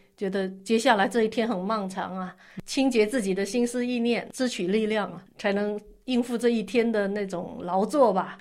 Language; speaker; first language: Chinese; non-native, local second language; Min Nan Chinese